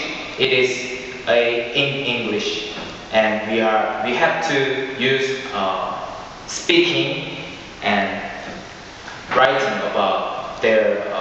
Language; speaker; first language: English; non-native, learner; Korean